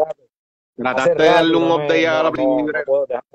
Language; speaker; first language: Spanish; native; Spanish